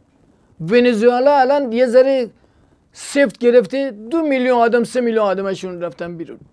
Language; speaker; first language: Persian; native; Persian